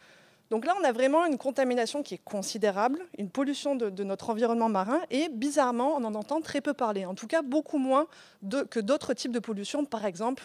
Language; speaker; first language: French; native; French